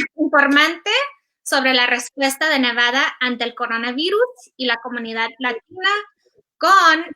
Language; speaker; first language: Spanish; early bilingual, heritage; Spanish